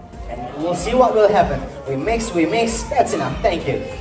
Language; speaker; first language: English; non-native, fluent; Turkish